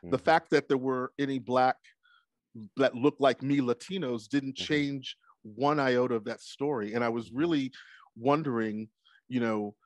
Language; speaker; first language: English; native; English